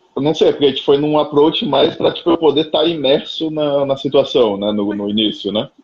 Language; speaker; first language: Portuguese; native; Portuguese